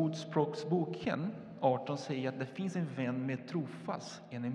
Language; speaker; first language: Swedish; non-native, fluent; Portuguese